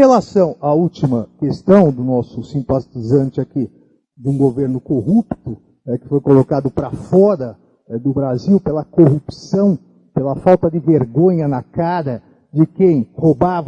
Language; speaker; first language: Portuguese; native; Portuguese